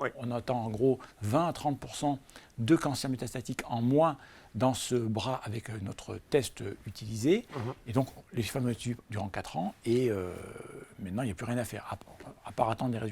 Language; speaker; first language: French; native; French